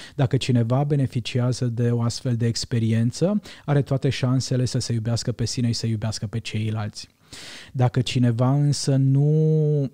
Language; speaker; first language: Romanian; non-native, local second language; Hungarian